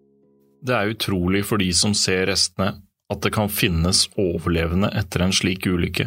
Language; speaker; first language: Norwegian; native; Norwegian